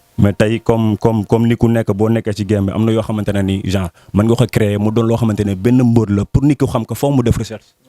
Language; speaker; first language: Wolof; native; Wolof